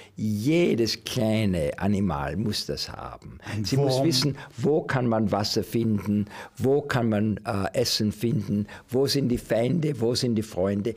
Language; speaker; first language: German; non-native, learner; English